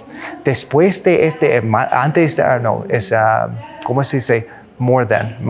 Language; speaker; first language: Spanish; non-native, learner; English